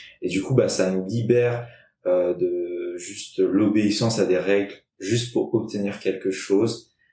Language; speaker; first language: French; native; French